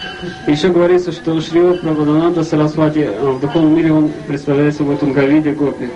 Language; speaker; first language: Russian; native; Russian